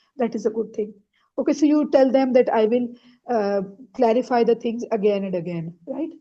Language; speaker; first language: English; non-native, fluent; Urdu